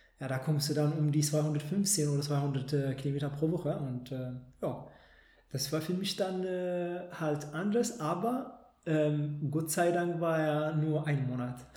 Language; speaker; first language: German; non-native, fluent; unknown